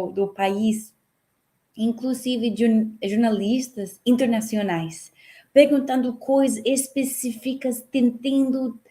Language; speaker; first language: Portuguese; non-native, fluent; English